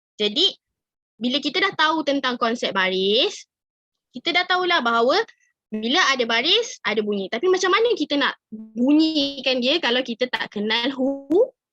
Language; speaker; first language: Malay; native; Malay